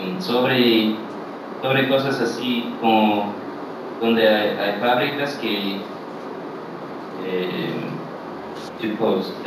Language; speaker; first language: Spanish; early bilingual, heritage; English